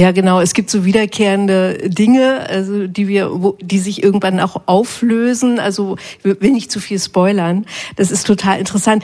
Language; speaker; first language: German; native; German